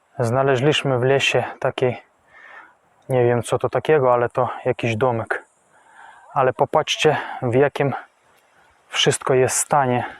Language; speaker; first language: Polish; non-native, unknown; Ukrainian